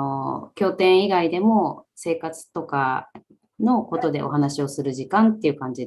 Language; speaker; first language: Japanese; native; Japanese